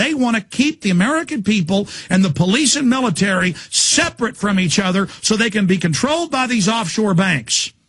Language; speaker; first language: English; native; English